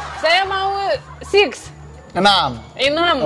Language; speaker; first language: Indonesian; non-native, learner; Russian